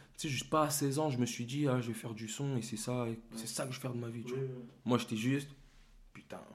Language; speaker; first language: French; native; French